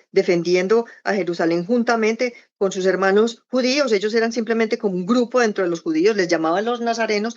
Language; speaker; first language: Spanish; native; Spanish